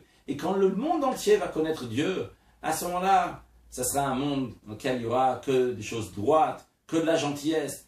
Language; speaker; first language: French; native; French